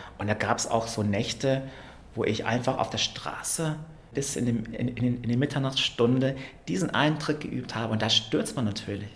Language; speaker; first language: German; early bilingual, other home language; Vietnamese